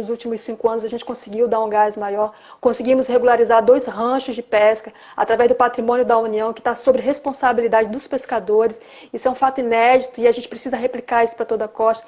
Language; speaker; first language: Portuguese; native; Portuguese